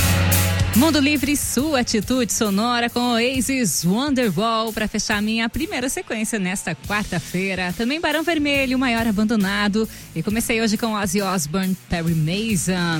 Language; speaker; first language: Portuguese; native; Portuguese